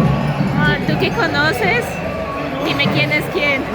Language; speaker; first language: Spanish; native; Spanish